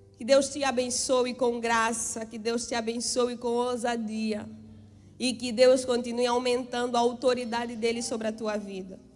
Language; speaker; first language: Portuguese; native; Portuguese